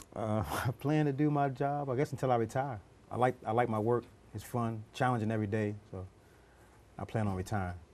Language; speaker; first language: English; native; English